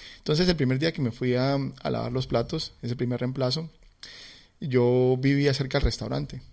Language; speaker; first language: Spanish; native; Spanish